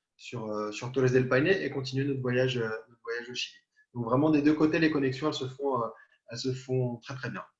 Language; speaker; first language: French; native; French